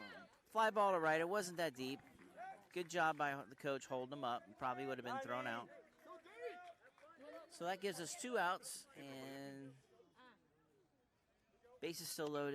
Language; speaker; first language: English; native; English